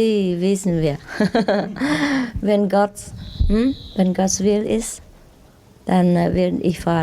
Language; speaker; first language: German; non-native, fluent; Vietnamese